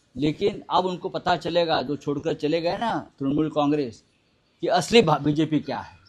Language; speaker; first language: Hindi; non-native, local second language; Marathi